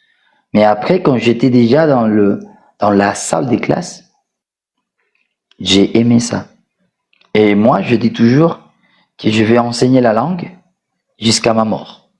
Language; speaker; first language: French; non-native, fluent; Spanish